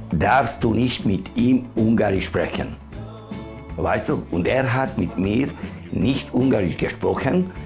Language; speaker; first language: German; non-native, learner; Hungarian